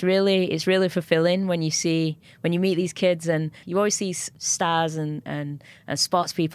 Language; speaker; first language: English; native; English